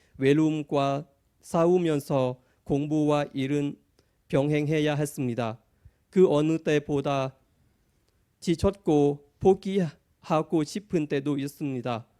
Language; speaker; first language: Korean; non-native, fluent; Thai